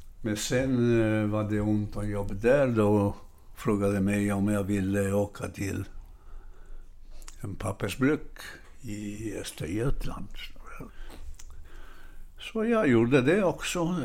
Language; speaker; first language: Swedish; non-native, fluent; Italian